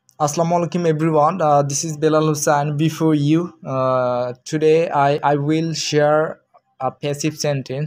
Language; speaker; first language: English; non-native, local second language; Bangla